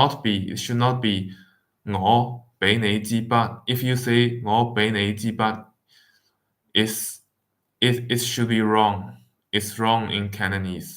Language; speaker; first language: English; non-native, fluent; Wu Chinese